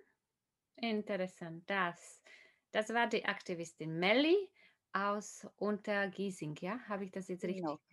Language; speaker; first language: German; non-native, fluent; Slovak